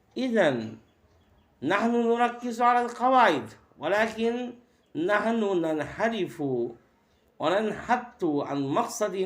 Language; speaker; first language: Arabic; non-native, fluent; Bangla